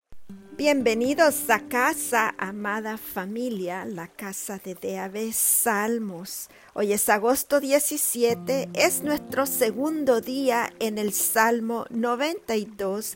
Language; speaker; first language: Spanish; native; Spanish